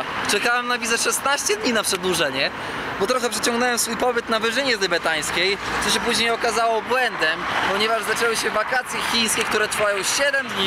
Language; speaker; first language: Polish; native; Polish